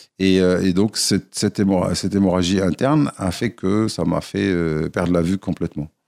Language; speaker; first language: French; non-native, local second language; Arabic